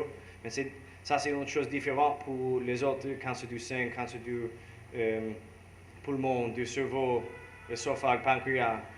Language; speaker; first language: French; non-native, learner; English